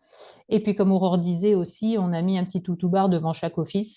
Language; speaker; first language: French; native; French